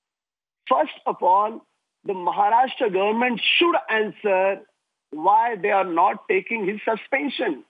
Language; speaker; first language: English; non-native, local second language; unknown